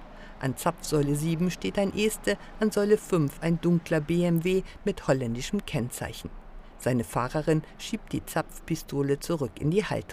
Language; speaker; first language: German; native; German